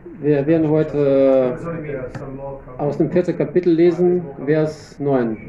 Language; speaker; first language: German; non-native, fluent; Russian